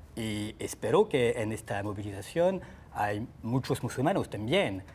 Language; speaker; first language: Spanish; non-native, fluent; French